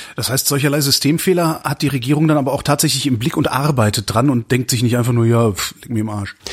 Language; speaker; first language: German; native; German